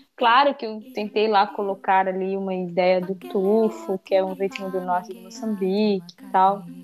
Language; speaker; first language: Portuguese; native; Portuguese